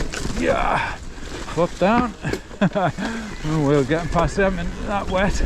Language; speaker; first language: English; native; English